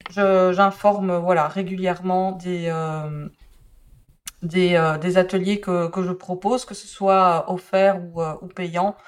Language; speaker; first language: French; native; French